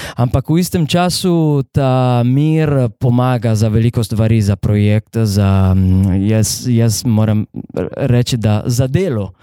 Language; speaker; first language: Slovenian; non-native, fluent; Italian